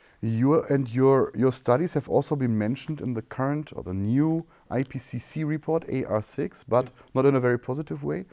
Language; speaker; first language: English; non-native, fluent; German